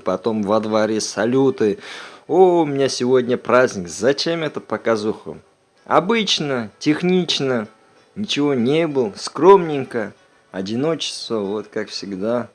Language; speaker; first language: Russian; non-native, local second language; Uzbek